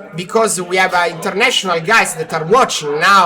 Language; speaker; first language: English; non-native, learner; Italian